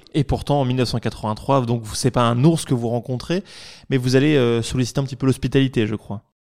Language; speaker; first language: French; native; French